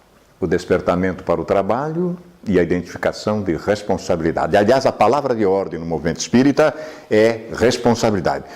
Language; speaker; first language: Portuguese; native; Portuguese